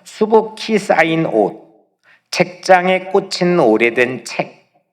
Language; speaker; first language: Korean; native; Korean